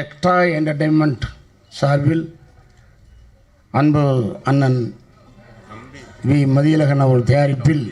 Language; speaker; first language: Tamil; native; Tamil